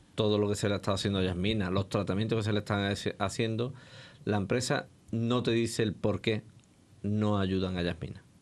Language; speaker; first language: Spanish; native; Spanish